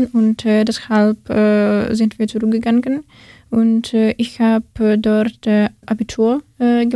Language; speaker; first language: German; non-native, fluent; Ukrainian